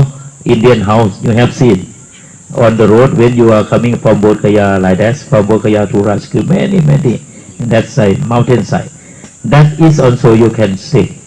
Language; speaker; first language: English; non-native, learner; Thai